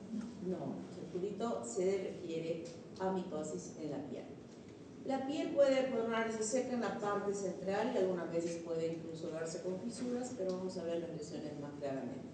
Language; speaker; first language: Spanish; native; Spanish